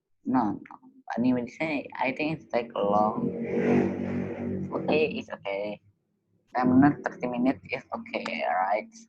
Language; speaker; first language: English; non-native, learner; Indonesian